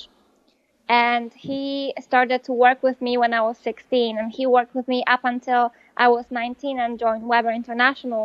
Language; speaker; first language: English; non-native, fluent; Polish